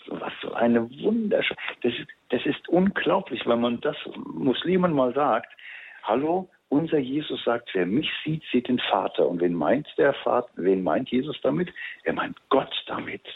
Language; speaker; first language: German; native; German